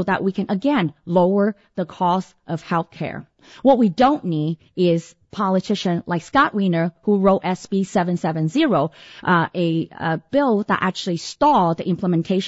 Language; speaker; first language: English; early bilingual, other home language; Cantonese